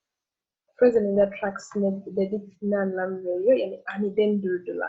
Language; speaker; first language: Turkish; non-native, learner; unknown